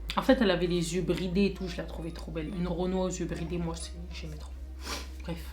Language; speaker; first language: French; early bilingual, other home language; Lingala